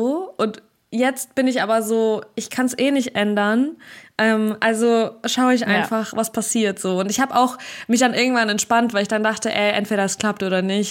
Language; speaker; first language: German; early bilingual, other home language; Russian